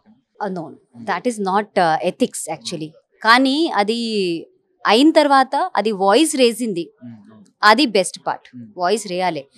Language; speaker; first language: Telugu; non-native, local second language; Hindi